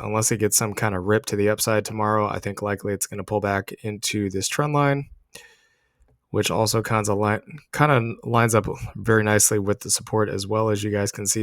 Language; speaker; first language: English; native; English